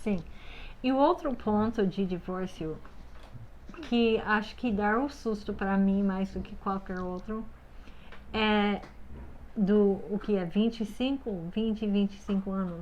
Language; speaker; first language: Portuguese; non-native, fluent; English